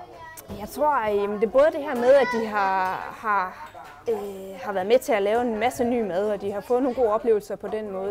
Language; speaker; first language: Danish; native; Danish